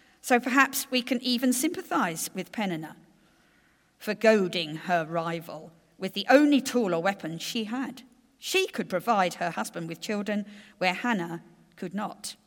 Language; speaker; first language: English; native; English